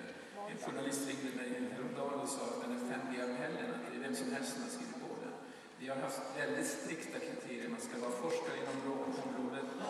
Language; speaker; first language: Swedish; native; Swedish